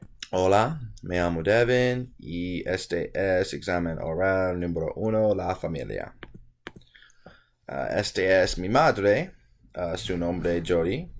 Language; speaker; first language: Spanish; non-native, learner; English